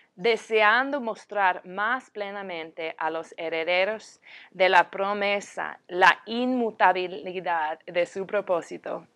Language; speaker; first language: Spanish; non-native, learner; English